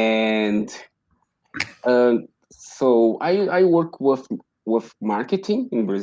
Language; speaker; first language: English; non-native, learner; Portuguese